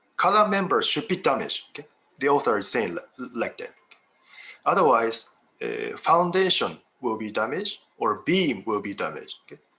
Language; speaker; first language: English; non-native, fluent; Japanese